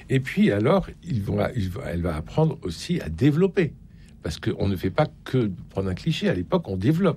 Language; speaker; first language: French; native; French